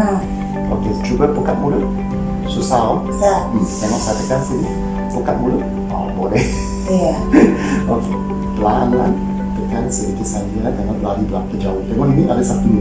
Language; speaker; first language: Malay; non-native, local second language; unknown